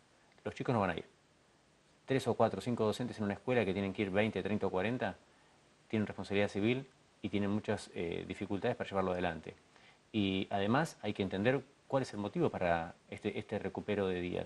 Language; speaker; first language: Spanish; native; Spanish